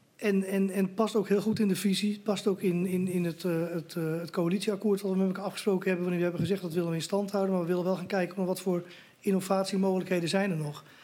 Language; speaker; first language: Dutch; native; Dutch